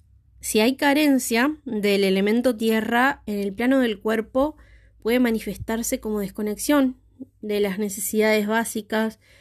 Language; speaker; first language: Spanish; native; Spanish